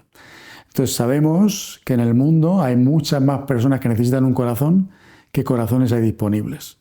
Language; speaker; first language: Spanish; native; Spanish